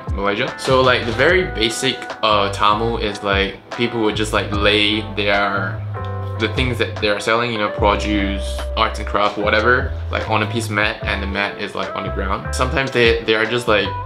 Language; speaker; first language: English; non-native, local second language; Chinese